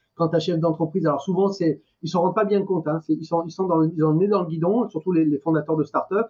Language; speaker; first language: French; non-native, fluent; Persian